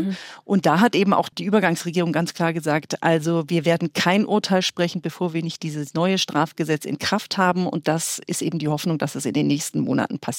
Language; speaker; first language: German; native; German